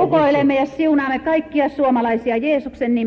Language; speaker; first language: Finnish; native; Finnish